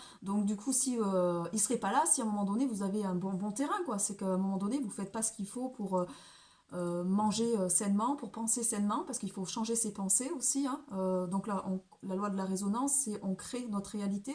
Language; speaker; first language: French; native; French